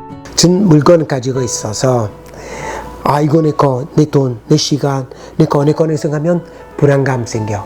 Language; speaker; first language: Korean; non-native, fluent; Italian